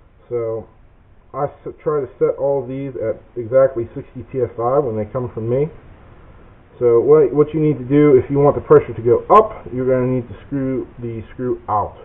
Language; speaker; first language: English; native; English